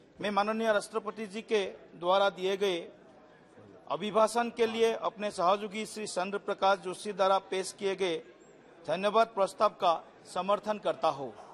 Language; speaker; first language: Hindi; non-native, local second language; Assamese